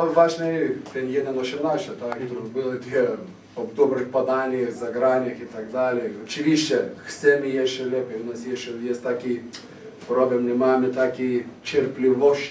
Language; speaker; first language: Polish; non-native, fluent; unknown